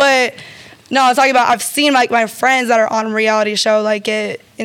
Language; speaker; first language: English; native; English